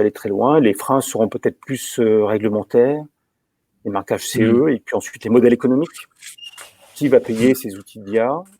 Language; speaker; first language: French; native; French